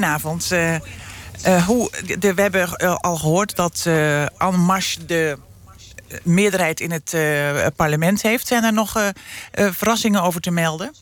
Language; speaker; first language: Dutch; native; Dutch